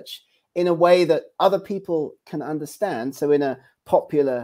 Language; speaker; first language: English; native; English